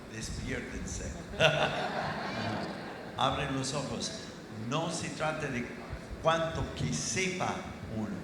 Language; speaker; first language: Spanish; non-native, fluent; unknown